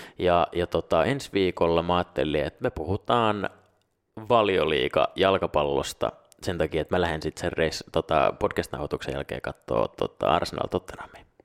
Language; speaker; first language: Finnish; native; Finnish